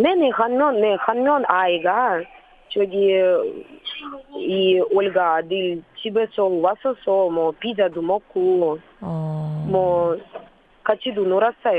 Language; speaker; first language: Korean; non-native, learner; Russian